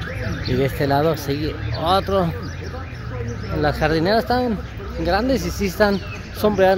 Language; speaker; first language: Spanish; native; Spanish